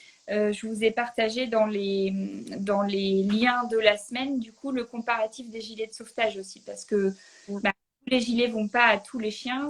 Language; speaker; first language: French; native; French